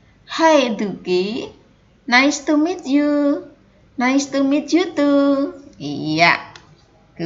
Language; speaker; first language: English; non-native, fluent; Indonesian